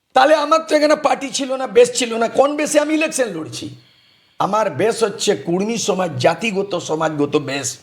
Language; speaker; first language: Bangla; non-native, local second language; Santali